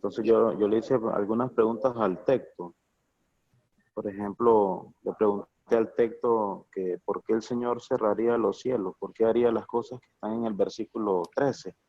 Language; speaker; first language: Spanish; native; Spanish